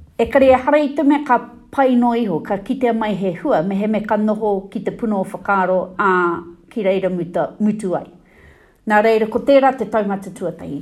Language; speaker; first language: Māori; non-native, local second language; English